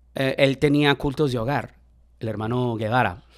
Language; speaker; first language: Spanish; early bilingual, heritage; Spanish